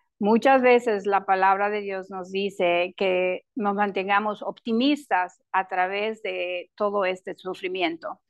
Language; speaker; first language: Spanish; non-native, local second language; English